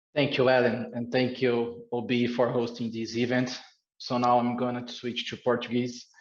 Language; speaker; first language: English; non-native, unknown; Portuguese